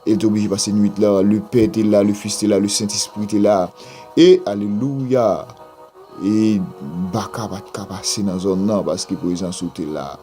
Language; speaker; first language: French; non-native, local second language; Haitian Creole